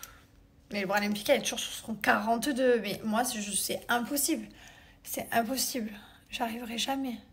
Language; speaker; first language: French; native; French